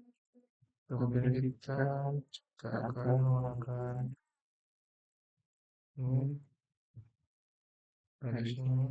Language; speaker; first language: Indonesian; native; Indonesian